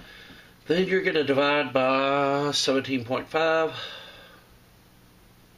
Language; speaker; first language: English; native; English